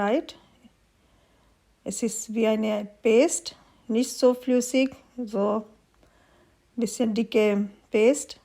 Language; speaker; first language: German; non-native, learner; Urdu